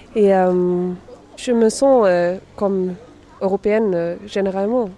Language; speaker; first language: French; non-native, fluent; German